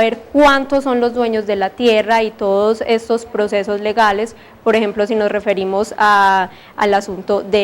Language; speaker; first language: Spanish; native; Spanish